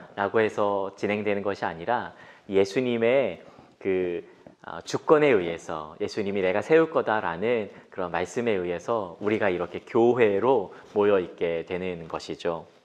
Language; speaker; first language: Korean; native; Korean